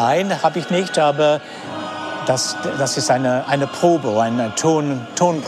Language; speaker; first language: German; non-native, fluent; English